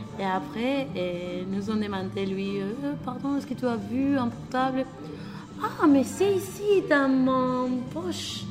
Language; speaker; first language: French; non-native, learner; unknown